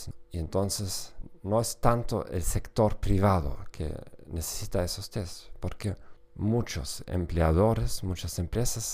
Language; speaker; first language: Spanish; non-native, fluent; German